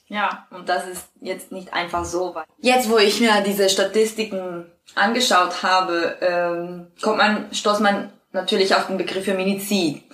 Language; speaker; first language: German; non-native, fluent; Spanish